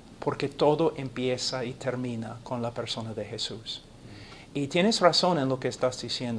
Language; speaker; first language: Spanish; non-native, fluent; English